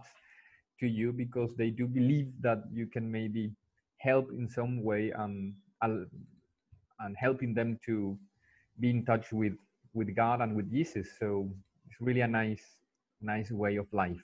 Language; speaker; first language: English; non-native, fluent; Spanish